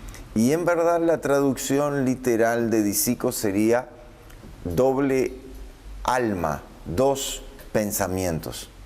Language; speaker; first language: Spanish; native; Spanish